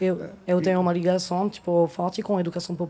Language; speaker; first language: Portuguese; non-native, fluent; French